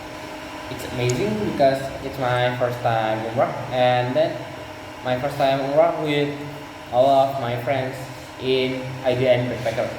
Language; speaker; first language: English; non-native, learner; Indonesian